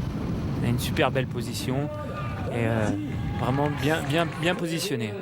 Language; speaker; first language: French; native; French